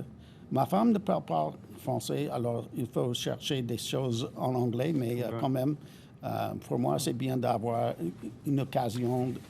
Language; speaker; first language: French; non-native, fluent; English